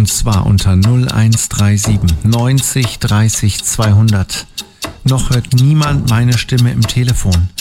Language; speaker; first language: German; native; German